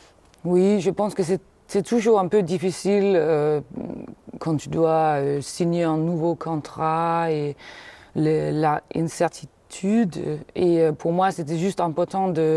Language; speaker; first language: French; non-native, fluent; Danish